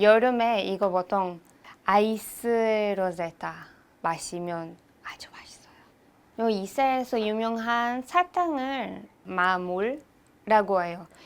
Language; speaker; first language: Korean; non-native, learner; Hebrew